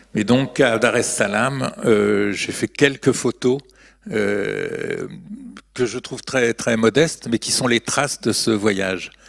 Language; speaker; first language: French; native; French